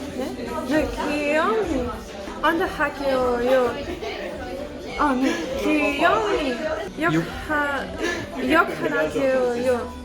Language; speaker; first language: Korean; non-native, learner; Ukrainian